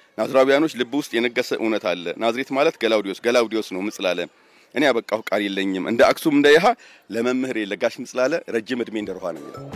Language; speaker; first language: Amharic; native; Amharic